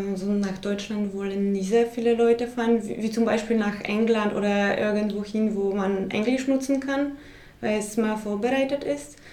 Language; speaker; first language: German; non-native, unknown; Polish